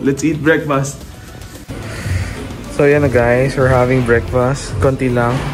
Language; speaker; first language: English; non-native, local second language; Filipino